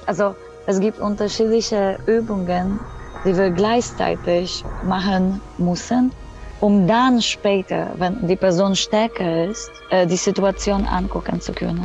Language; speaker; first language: German; non-native, fluent; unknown